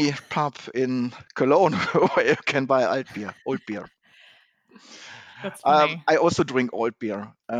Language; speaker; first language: English; non-native, fluent; German